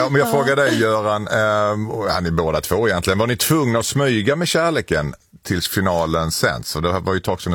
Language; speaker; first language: Swedish; native; Swedish